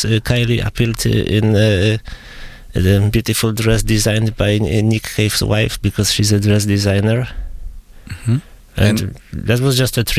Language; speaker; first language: English; non-native, fluent; Polish